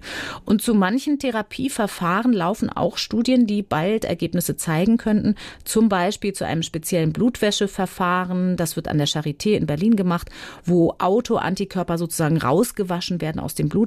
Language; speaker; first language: German; native; German